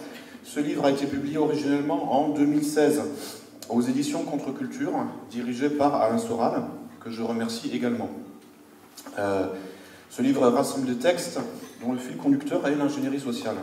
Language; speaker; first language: French; native; French